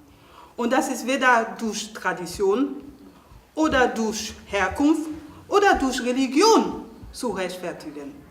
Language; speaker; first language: German; non-native, fluent; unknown